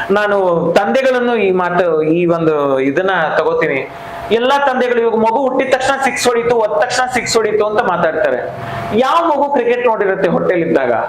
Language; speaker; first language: Kannada; non-native, local second language; Tamil